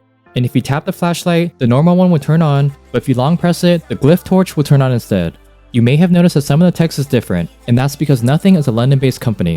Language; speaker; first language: English; native; English